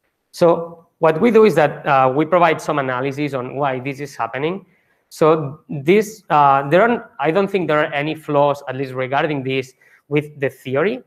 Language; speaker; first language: English; non-native, fluent; Catalan